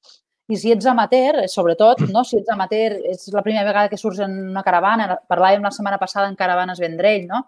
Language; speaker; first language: Catalan; native; Catalan